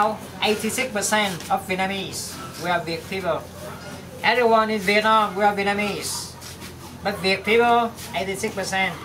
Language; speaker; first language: English; non-native, learner; Vietnamese